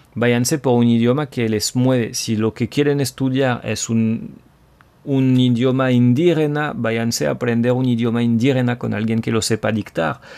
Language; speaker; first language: Spanish; non-native, fluent; French